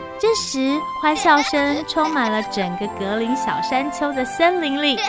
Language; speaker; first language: Chinese; native; Chinese